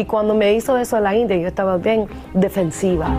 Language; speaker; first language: Spanish; early bilingual, heritage; English